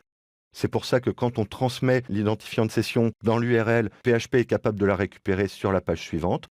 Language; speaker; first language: French; native; French